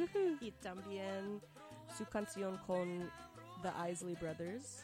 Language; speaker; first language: Spanish; non-native, learner; English